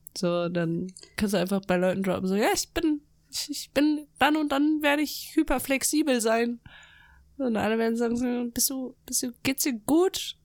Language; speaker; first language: German; early bilingual, other home language; Russian